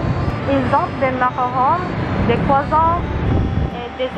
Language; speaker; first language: French; non-native, learner; Filipino